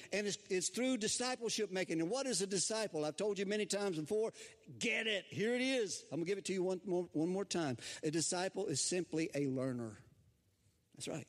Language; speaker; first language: English; native; English